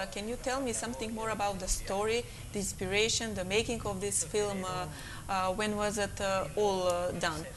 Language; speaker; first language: English; non-native, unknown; Macedonian